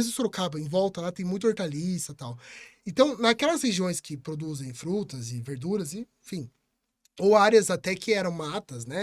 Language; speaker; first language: Portuguese; native; Portuguese